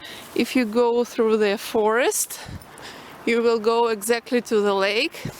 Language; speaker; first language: English; non-native, local second language; Russian